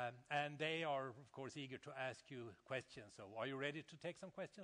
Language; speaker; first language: English; non-native, fluent; Swedish